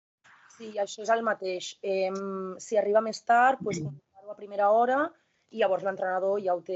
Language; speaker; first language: Catalan; native; Catalan